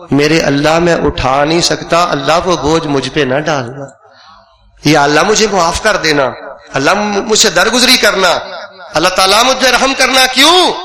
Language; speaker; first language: Urdu; non-native, local second language; Punjabi